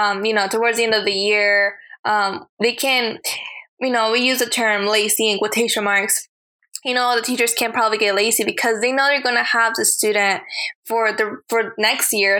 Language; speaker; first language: English; early bilingual, other home language; Spanish